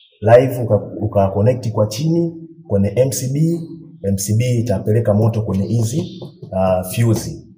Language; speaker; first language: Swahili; native; Swahili